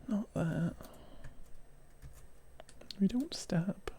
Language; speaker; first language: English; native; English